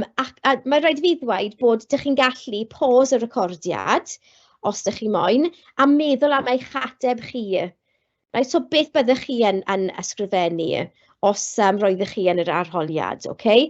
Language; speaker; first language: Welsh; non-native, local second language; English